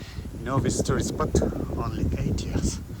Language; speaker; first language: English; non-native, learner; French